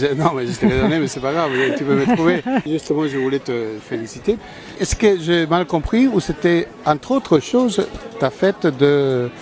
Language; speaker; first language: French; native; French